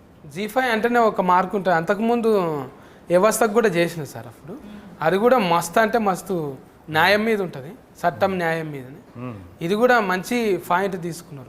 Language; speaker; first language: Telugu; native; Telugu